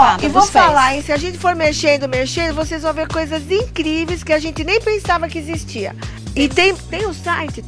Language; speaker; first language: Portuguese; native; Portuguese